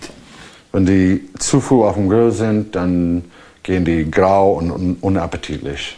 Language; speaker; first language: German; non-native, fluent; English